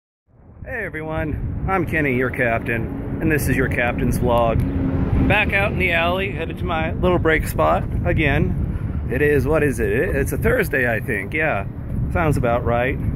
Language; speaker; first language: English; native; English